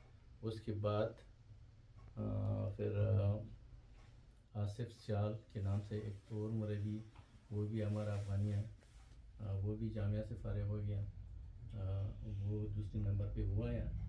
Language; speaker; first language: Hindi; non-native, fluent; Pashto